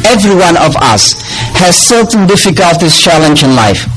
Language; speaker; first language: English; non-native, fluent; Indonesian